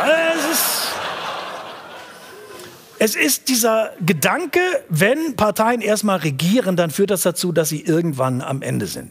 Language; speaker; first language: German; native; German